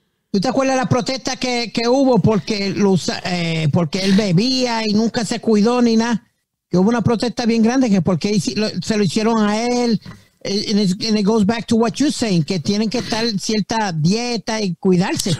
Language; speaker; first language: Spanish; early bilingual, heritage; Spanish